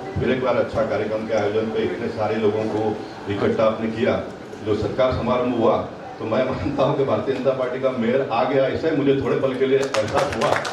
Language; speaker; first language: Hindi; non-native, local second language; Marathi